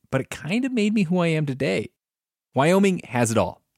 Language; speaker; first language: English; native; English